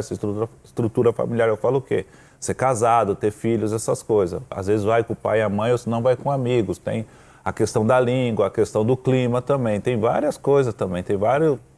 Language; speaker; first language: Portuguese; native; Portuguese